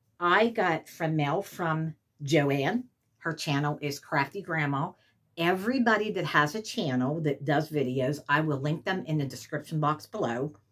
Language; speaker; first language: English; native; English